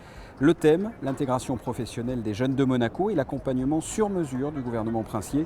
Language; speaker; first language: French; native; French